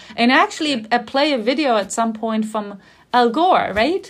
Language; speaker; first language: English; non-native, fluent; German